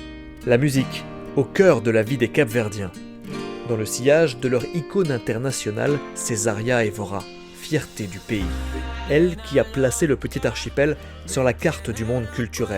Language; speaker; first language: French; native; French